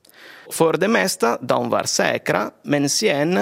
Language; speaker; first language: Swedish; non-native, fluent; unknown